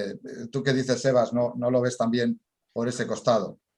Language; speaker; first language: Spanish; native; Spanish